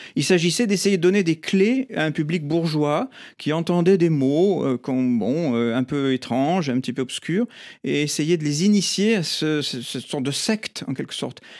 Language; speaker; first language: French; native; French